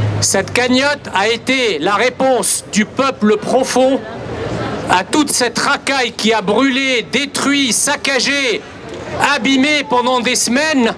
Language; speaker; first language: French; early bilingual, other home language; Arabic